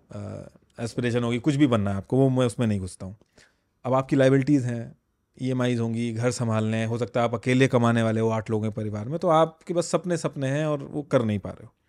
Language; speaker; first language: Hindi; native; Hindi